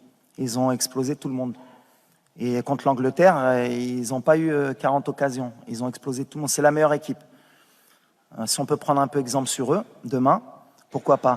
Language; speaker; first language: French; native; French